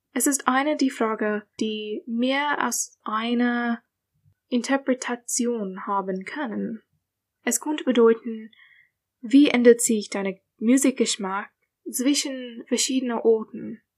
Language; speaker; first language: German; non-native, learner; English